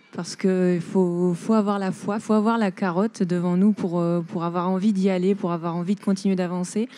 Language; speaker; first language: French; native; French